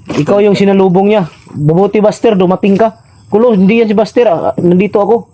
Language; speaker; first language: Filipino; non-native, local second language; Cebuano